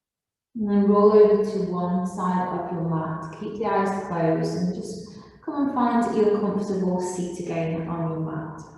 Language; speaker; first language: English; native; English